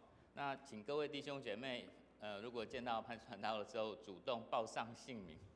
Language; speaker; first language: Chinese; native; Chinese